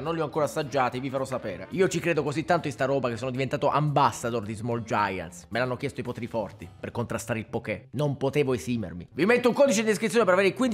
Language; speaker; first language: Italian; native; Italian